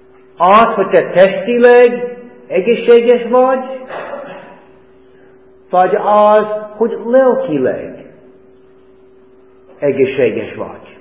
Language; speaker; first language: Hungarian; non-native, fluent; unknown